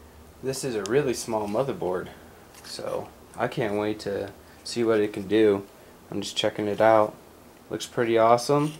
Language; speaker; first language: English; native; English